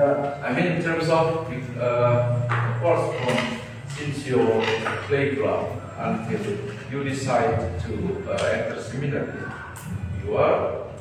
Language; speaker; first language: English; non-native, fluent; Indonesian